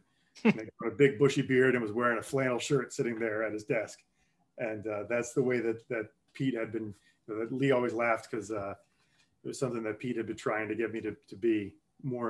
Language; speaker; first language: English; native; English